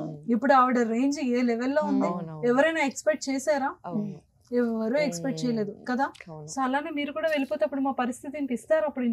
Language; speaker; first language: Telugu; native; Telugu